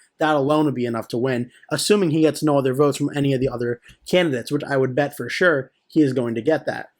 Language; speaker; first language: English; native; English